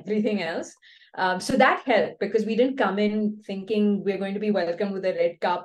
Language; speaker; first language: English; non-native, local second language; Kannada